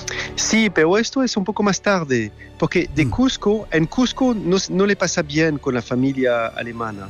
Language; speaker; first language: Spanish; non-native, fluent; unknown